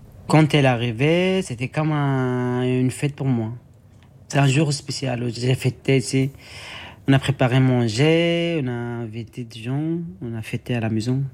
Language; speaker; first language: French; non-native, learner; Arabic